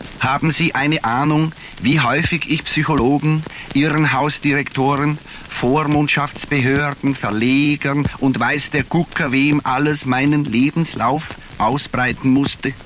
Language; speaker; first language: German; native; German